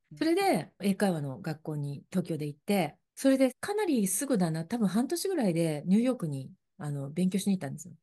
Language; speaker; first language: Japanese; native; Japanese